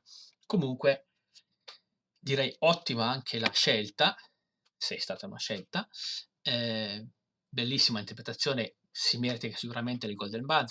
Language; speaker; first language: Italian; native; Italian